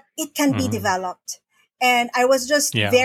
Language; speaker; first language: English; non-native, local second language; Filipino